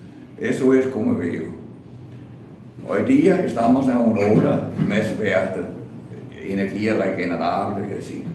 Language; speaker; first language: Spanish; non-native, fluent; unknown